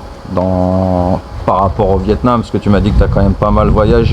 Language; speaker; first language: French; native; French